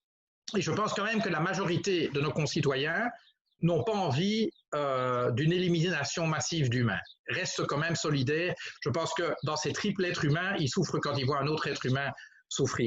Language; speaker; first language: French; native; French